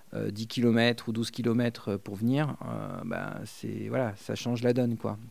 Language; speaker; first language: French; non-native, fluent; Spanish